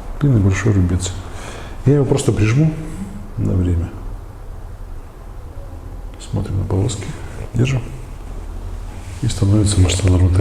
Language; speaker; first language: Russian; native; Russian